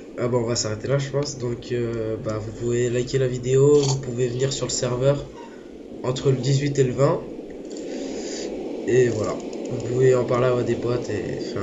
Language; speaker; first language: French; native; French